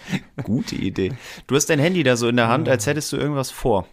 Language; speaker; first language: German; native; German